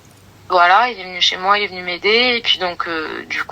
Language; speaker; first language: French; native; French